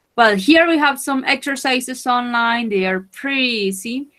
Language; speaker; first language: English; non-native, fluent; Spanish